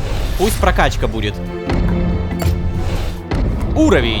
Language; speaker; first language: Russian; native; Russian